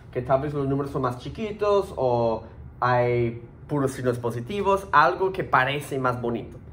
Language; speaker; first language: Spanish; early bilingual, heritage; Spanish